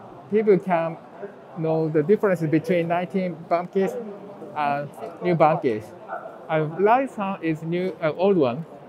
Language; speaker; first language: English; non-native, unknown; Japanese